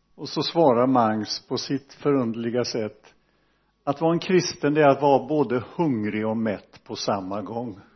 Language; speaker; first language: Swedish; native; Swedish